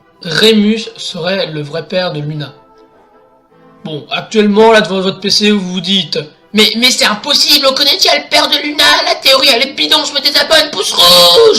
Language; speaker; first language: French; native; French